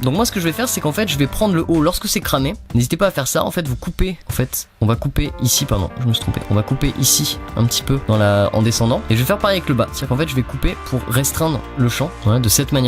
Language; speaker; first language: French; native; French